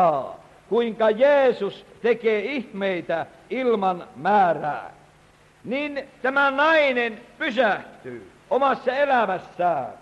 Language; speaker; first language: Finnish; native; Finnish